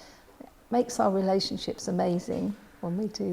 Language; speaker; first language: English; native; English